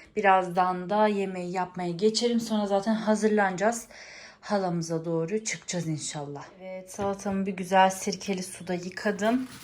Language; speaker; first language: Turkish; early bilingual, heritage; Turkish